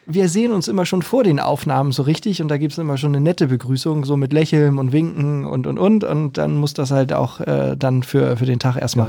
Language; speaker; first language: German; native; German